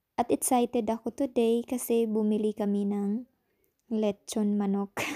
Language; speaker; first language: Filipino; non-native, local second language; Cebuano